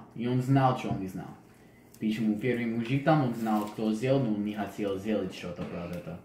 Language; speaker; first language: Russian; non-native, learner; English